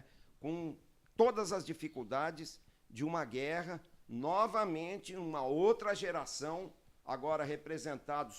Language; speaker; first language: Portuguese; early bilingual, other home language; Arabic